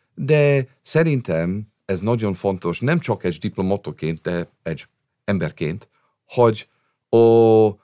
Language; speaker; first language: Hungarian; non-native, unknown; English